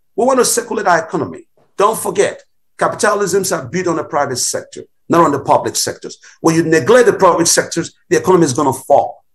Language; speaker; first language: English; non-native, local second language; Bini